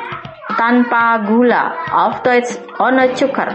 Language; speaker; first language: German; non-native, fluent; Indonesian